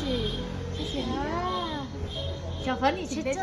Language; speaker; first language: Chinese; non-native, learner; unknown